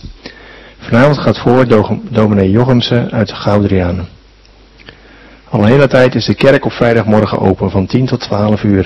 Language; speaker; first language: Dutch; native; Dutch